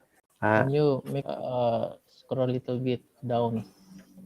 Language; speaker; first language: English; non-native, learner; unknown